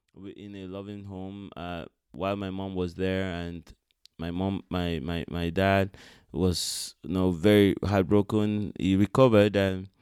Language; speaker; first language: English; non-native, local second language; Yoruba